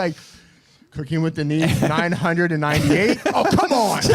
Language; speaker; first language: English; native; English